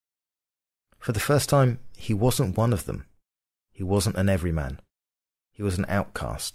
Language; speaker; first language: English; native; English